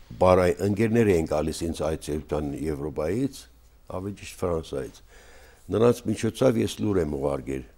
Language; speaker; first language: Armenian; native; Armenian